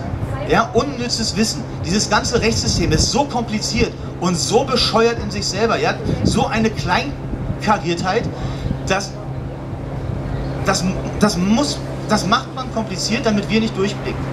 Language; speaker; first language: German; native; German